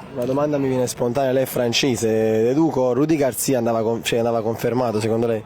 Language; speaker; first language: Italian; native; Italian